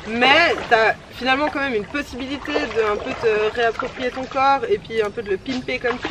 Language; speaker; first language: French; native; French